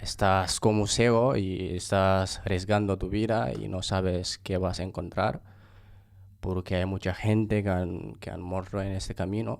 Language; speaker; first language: Spanish; non-native, fluent; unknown